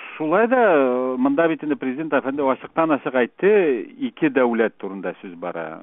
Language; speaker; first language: Tatar; native; Tatar